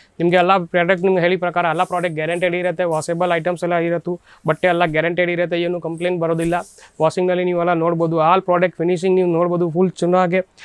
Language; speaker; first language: Kannada; non-native, learner; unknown